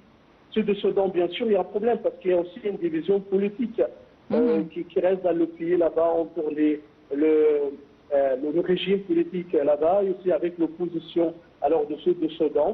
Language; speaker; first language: French; non-native, fluent; Arabic